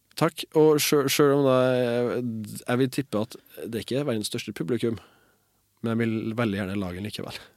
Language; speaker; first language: Norwegian; native; Norwegian